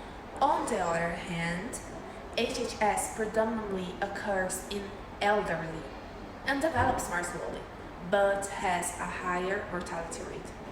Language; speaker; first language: English; non-native, fluent; Portuguese